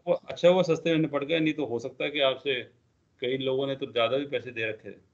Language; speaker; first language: Hindi; non-native, local second language; Punjabi